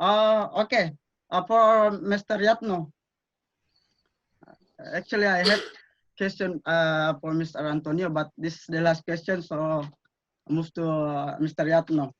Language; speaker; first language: English; non-native, learner; Indonesian